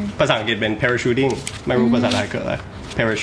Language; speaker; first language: Thai; early bilingual, heritage; Thai